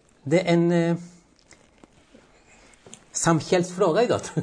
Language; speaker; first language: Swedish; non-native, fluent; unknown